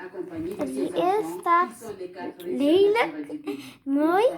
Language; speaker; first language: Dutch; early bilingual, other home language; Fula